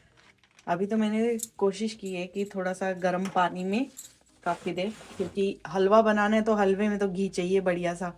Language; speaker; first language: Hindi; native; Hindi